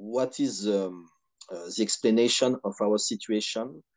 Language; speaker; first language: English; non-native, fluent; French